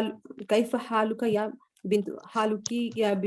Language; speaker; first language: Arabic; non-native, learner; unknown